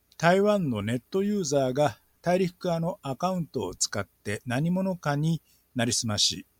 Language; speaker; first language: Japanese; native; Japanese